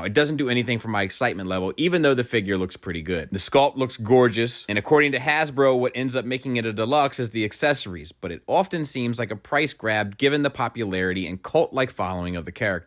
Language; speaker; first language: English; native; English